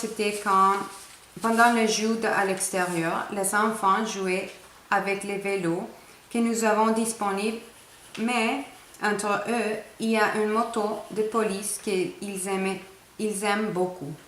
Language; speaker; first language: French; non-native, fluent; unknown